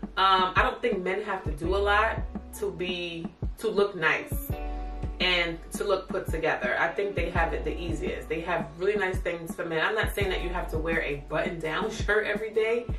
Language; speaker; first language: English; native; English